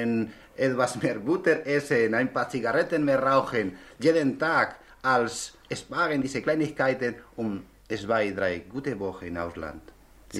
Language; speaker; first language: German; non-native, learner; Spanish